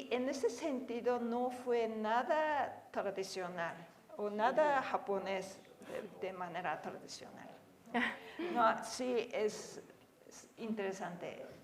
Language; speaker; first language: Spanish; non-native, fluent; Japanese